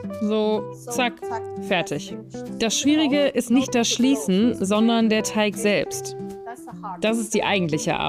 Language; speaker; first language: German; non-native, fluent; Chinese